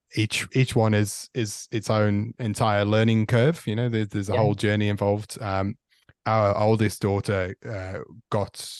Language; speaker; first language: English; native; English